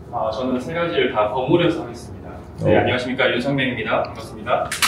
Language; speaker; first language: Korean; native; Korean